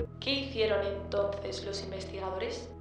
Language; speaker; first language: Spanish; native; Spanish